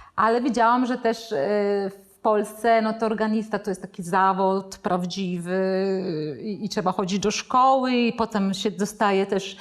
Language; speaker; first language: Polish; non-native, fluent; Italian